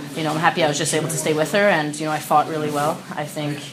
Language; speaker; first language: English; early bilingual, other home language; French